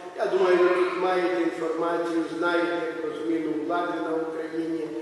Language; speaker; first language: Ukrainian; native; Ukrainian